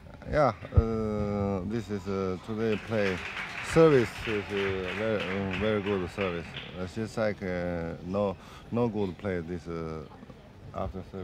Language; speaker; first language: English; non-native, learner; Chinese